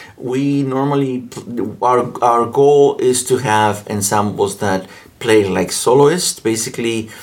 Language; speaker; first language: English; non-native, fluent; Spanish